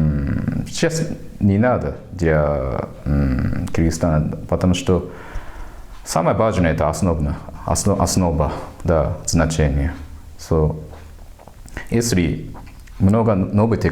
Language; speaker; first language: Russian; non-native, learner; Japanese